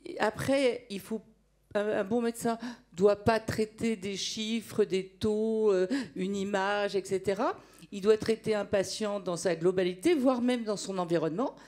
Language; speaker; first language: French; native; French